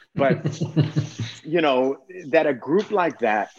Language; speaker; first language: English; native; English